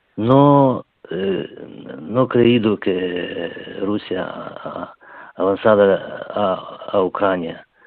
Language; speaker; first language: Spanish; non-native, learner; Ukrainian